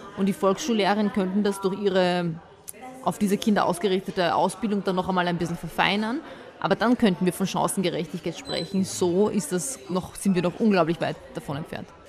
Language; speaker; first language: German; early bilingual, other home language; Bosnian